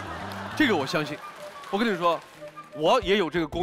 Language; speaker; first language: Chinese; native; Chinese